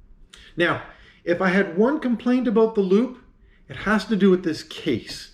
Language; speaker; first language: English; native; English